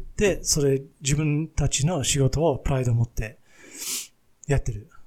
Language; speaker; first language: Japanese; non-native, fluent; English